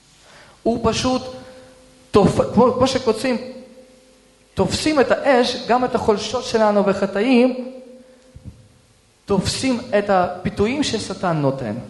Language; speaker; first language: Hebrew; early bilingual, other home language; Russian